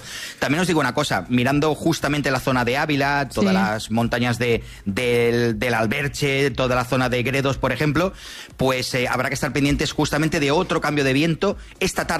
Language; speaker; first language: Spanish; native; Spanish